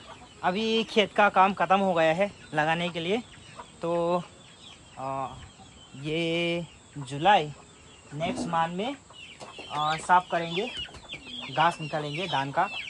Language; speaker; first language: Hindi; non-native, local second language; Garo